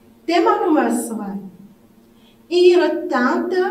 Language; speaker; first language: German; non-native, fluent; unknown